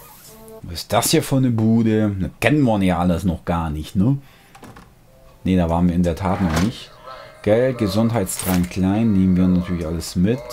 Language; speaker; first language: German; native; German